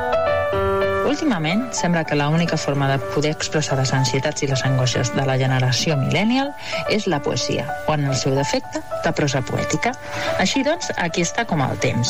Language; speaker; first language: Catalan; native; Catalan